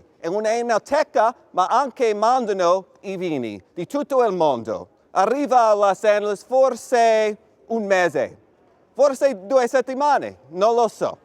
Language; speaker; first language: Italian; non-native, fluent; English